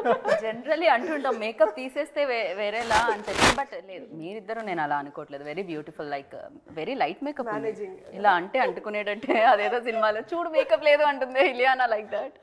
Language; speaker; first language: Telugu; native; Telugu